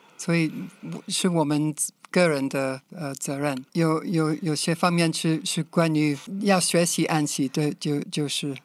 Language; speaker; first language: Chinese; non-native, fluent; English